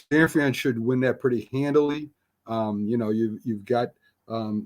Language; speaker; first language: English; native; English